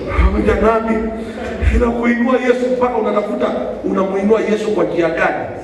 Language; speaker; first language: Swahili; non-native, local second language; Kamba